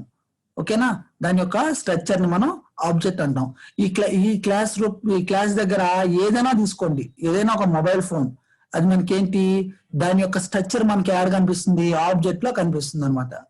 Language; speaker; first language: Telugu; native; Telugu